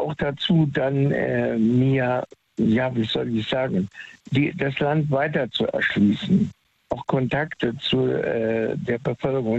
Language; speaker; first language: German; native; German